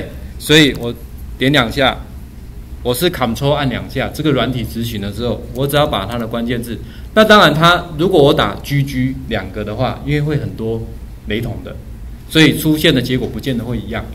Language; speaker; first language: Chinese; native; Chinese